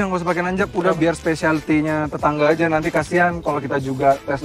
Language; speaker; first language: Indonesian; native; Indonesian